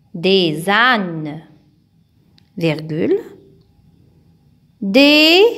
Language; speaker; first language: French; non-native, local second language; Arabic